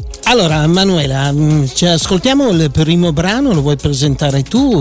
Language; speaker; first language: Italian; native; Italian